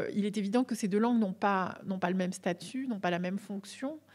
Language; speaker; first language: French; native; French